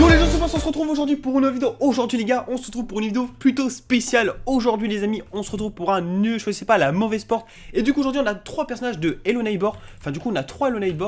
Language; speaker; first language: French; native; French